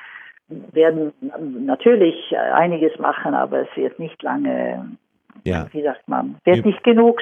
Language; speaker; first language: German; non-native, fluent; Swedish